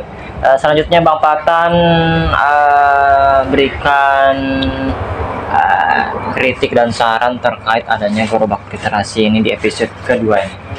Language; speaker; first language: Indonesian; native; Indonesian